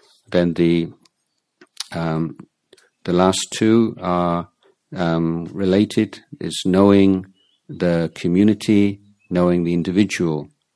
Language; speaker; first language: English; native; English